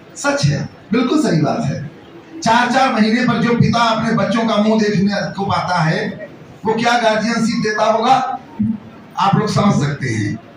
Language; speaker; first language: Hindi; native; Hindi